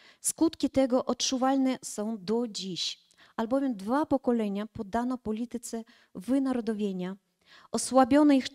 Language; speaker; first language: Polish; early bilingual, heritage; Polish